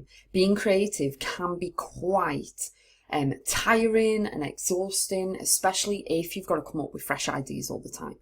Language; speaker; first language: English; native; English